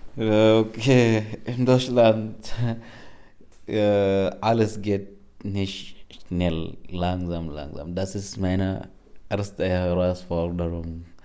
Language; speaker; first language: German; non-native, learner; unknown